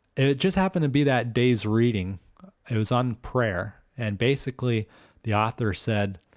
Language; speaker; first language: English; native; English